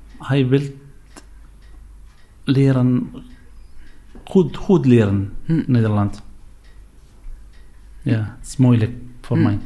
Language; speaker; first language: Dutch; non-native, learner; Arabic